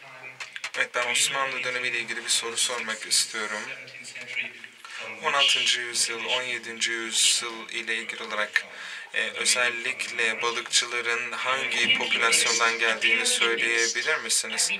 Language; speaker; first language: Turkish; native; Turkish